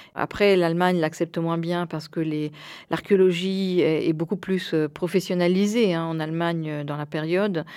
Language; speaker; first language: French; early bilingual, heritage; Spanish